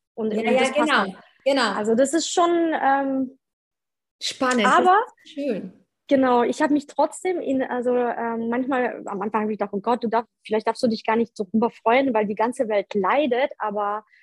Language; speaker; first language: German; early bilingual, other home language; Polish